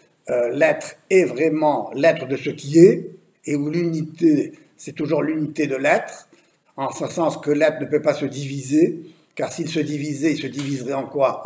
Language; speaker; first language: French; native; French